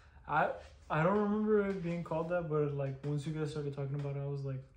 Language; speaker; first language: English; early bilingual, other home language; Spanish